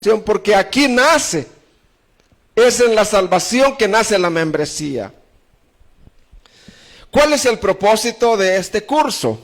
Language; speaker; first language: Spanish; native; Spanish